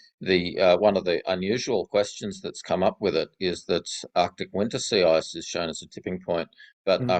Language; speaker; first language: English; native; English